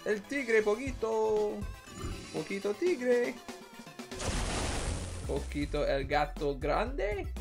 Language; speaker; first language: Spanish; non-native, learner; English